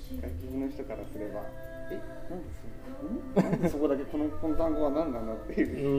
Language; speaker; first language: Japanese; native; Japanese